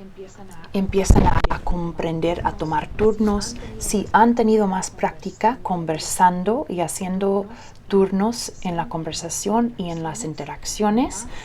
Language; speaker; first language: Spanish; early bilingual, heritage; Spanish